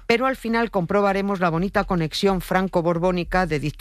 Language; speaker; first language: Spanish; native; Spanish